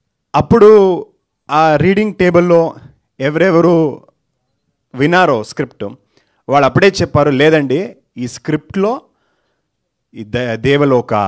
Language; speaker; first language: Telugu; non-native, learner; Kannada